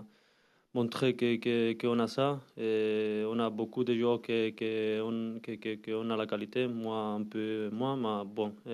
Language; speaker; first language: French; non-native, learner; Spanish